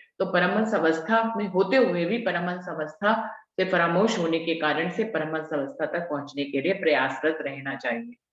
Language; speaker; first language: Hindi; native; Hindi